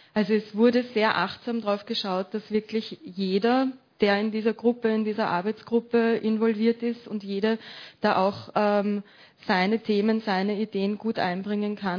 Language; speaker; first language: German; native; German